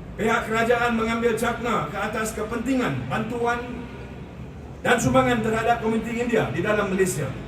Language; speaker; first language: Malay; non-native, local second language; Punjabi